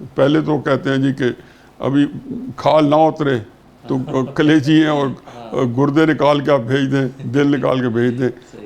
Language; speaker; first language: Urdu; non-native, local second language; Saraiki